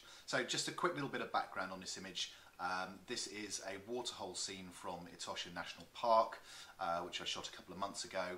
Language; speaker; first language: English; native; English